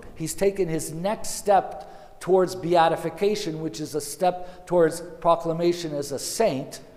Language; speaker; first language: English; early bilingual, other home language; Ukrainian